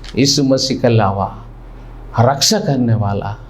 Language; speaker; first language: Hindi; non-native, local second language; Telugu